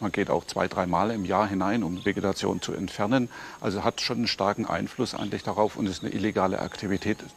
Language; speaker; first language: German; native; German